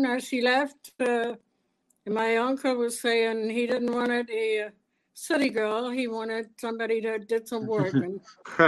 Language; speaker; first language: English; non-native, fluent; German